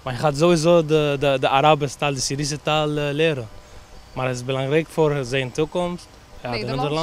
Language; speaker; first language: Dutch; non-native, learner; Arabic